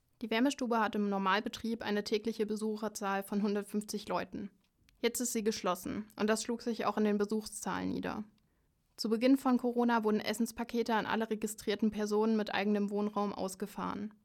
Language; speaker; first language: German; native; German